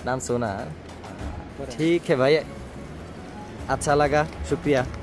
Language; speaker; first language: Hindi; non-native, learner; Bangla